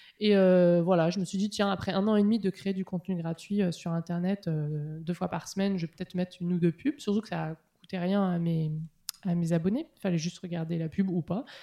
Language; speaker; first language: French; native; French